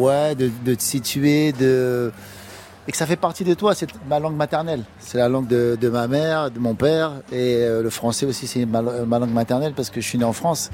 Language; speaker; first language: French; early bilingual, other home language; Kabuverdianu